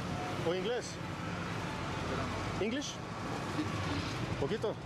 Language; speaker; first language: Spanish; early bilingual, heritage; English